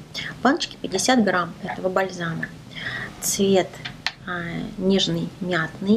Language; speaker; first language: Russian; native; Russian